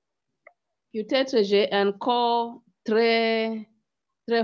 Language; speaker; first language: French; non-native, learner; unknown